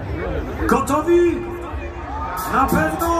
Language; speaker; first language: Polish; native; Polish